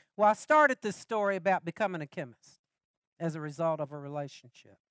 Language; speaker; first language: English; native; English